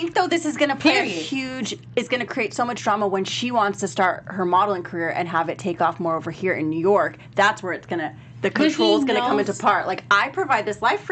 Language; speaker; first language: English; native; English